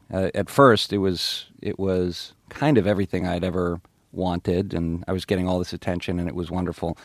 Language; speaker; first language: English; native; English